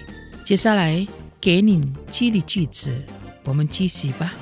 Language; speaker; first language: Chinese; non-native, fluent; Indonesian